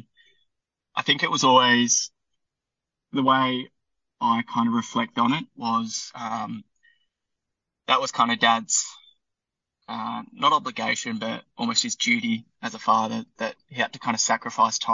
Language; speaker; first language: English; native; English